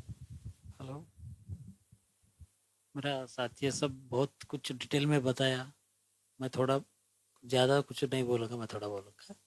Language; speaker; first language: Hindi; non-native, local second language; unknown